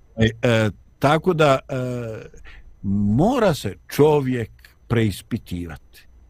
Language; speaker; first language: Bosnian; native; Bosnian